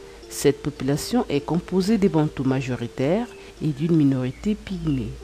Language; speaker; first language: French; non-native, local second language; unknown